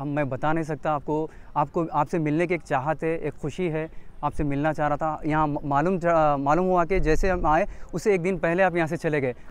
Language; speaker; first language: Hindi; non-native, local second language; Urdu